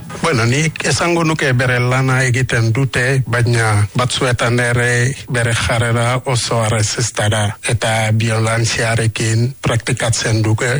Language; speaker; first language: Basque; non-native, learner; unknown